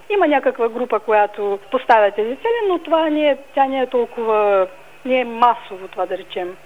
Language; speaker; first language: Bulgarian; early bilingual, heritage; Bulgarian